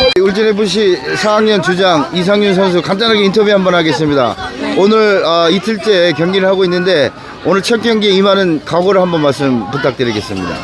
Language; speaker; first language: Korean; native; Korean